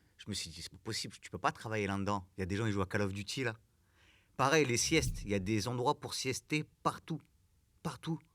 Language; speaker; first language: French; native; French